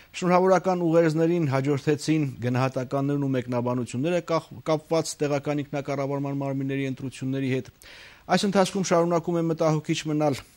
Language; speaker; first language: Armenian; native; Armenian